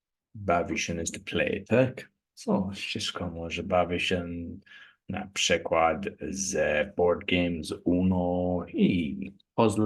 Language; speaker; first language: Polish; non-native, learner; English